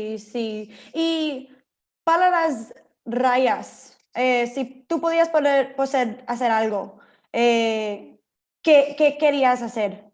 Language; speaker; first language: Spanish; early bilingual, heritage; Spanish